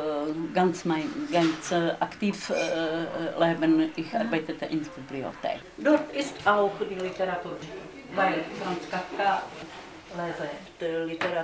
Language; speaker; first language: German; non-native, learner; Czech